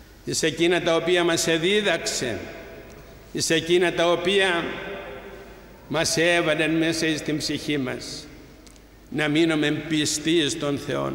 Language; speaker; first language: Greek; native; Greek